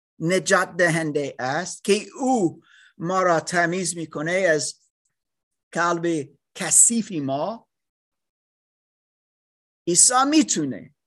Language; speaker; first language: Persian; non-native, learner; English